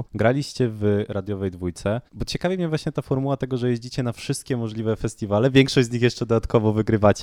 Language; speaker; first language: Polish; native; Polish